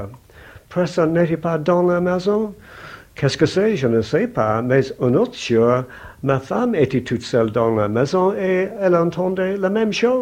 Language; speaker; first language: French; non-native, learner; English